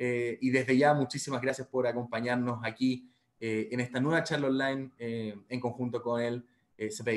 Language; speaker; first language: Spanish; native; Spanish